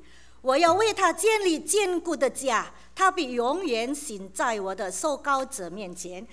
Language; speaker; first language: Chinese; native; Chinese